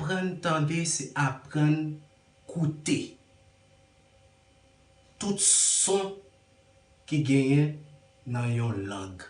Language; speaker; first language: French; non-native, learner; Haitian Creole